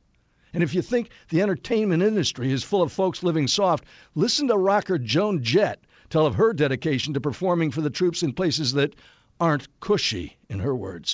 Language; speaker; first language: English; native; English